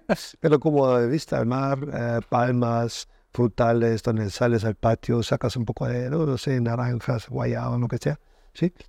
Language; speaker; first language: Spanish; non-native, fluent; German